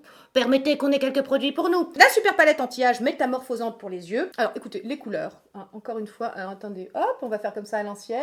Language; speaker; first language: French; native; French